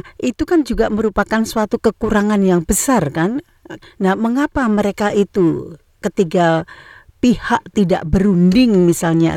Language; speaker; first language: Indonesian; native; Indonesian